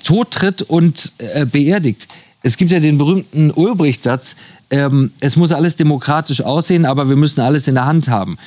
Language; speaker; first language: German; native; German